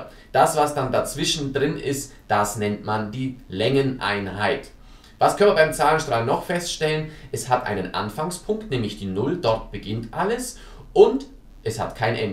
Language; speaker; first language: German; native; German